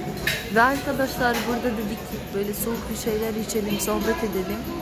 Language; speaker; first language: Turkish; early bilingual, other home language; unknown